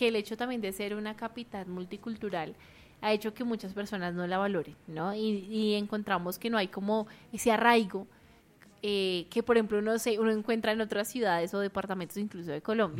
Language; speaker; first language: Spanish; native; Spanish